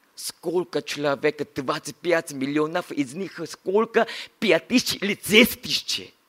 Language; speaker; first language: Russian; non-native, learner; Korean